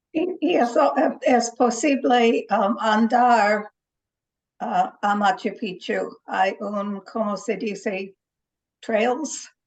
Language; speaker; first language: Spanish; non-native, learner; English